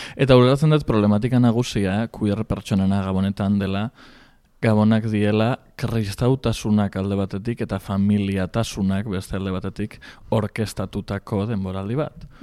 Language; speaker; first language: Basque; non-native, local second language; Spanish